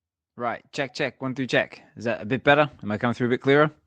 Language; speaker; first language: English; native; English